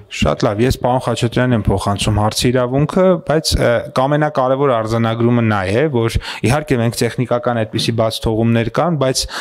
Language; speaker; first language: Armenian; native; Armenian